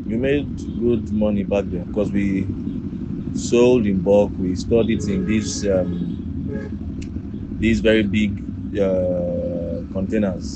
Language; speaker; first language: English; non-native, local second language; Igbo